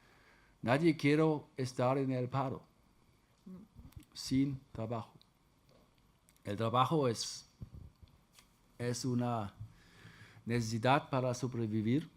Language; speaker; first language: Spanish; non-native, fluent; German